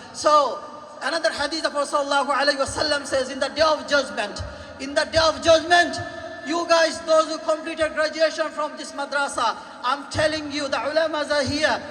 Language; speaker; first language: English; non-native, local second language; Bangla